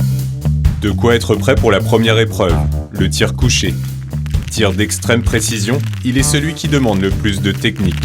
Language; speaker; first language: French; native; French